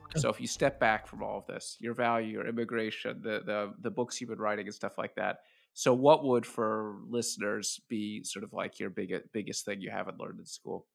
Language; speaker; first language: English; native; English